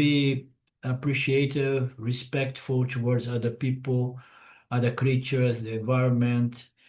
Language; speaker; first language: English; non-native, fluent; Portuguese